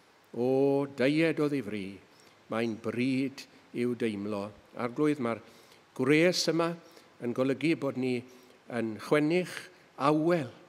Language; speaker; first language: Welsh; native; Welsh